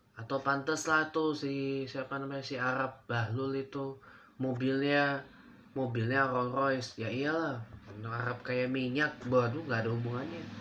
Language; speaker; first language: Indonesian; non-native, fluent; English